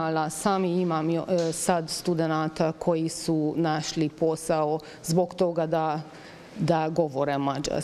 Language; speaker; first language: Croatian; non-native, fluent; Hungarian